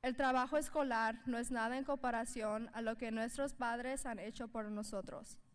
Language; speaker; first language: Spanish; early bilingual, heritage; Spanish